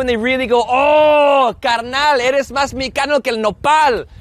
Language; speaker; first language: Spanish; non-native, fluent; English